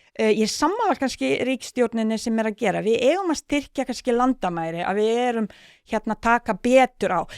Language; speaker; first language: Icelandic; non-native, fluent; Bosnian